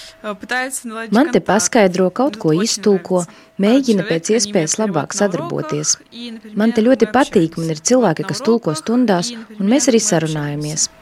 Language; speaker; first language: Latvian; non-native, learner; Russian